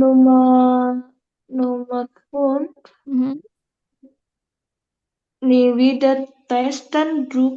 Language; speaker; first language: German; non-native, learner; Indonesian